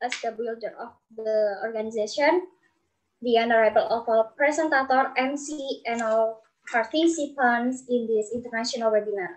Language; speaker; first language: English; non-native, learner; Indonesian